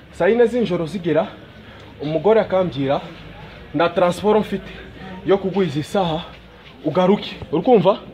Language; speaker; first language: Kinyarwanda; non-native, fluent; Swahili